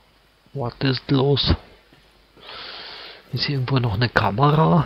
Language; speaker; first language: German; native; German